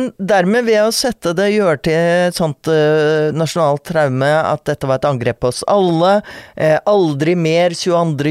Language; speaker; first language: Norwegian; native; Norwegian